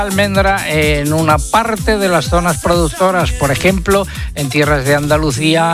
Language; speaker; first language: Spanish; native; Spanish